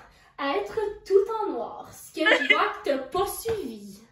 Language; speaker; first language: French; native; French